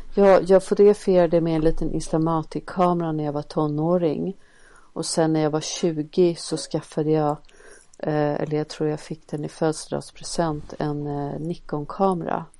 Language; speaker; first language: Swedish; native; Swedish